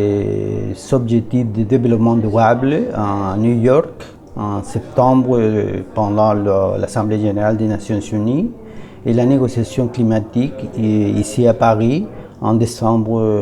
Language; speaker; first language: French; non-native, learner; Spanish